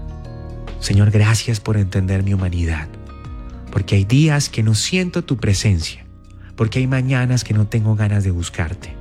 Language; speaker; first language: Spanish; native; Spanish